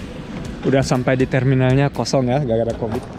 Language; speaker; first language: Indonesian; early bilingual, heritage; German